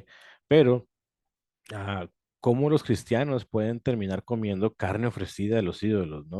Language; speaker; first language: Spanish; native; Spanish